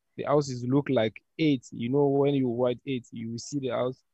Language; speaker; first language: English; non-native, learner; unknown